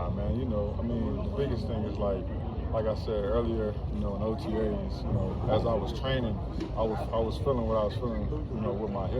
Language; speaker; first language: English; native; English